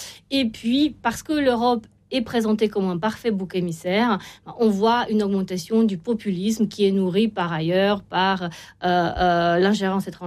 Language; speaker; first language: French; non-native, fluent; Romanian